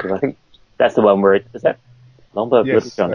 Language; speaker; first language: English; native; English